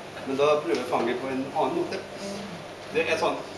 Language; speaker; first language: Norwegian; non-native, fluent; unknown